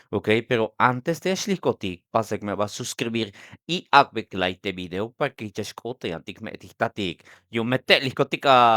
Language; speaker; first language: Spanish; non-native, local second language; Tzeltal